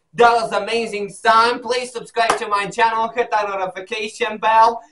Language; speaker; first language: English; non-native, learner; Polish